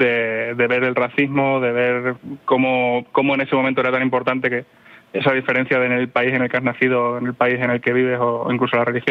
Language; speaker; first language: Spanish; native; Spanish